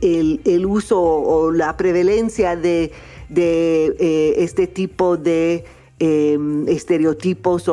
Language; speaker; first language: Spanish; non-native, fluent; English